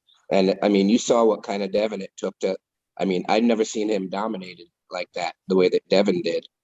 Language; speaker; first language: English; native; English